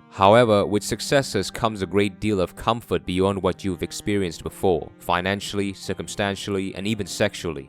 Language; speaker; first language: English; non-native, fluent; Korean